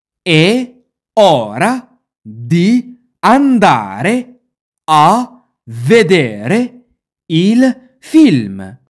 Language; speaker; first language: Italian; non-native, fluent; Arabic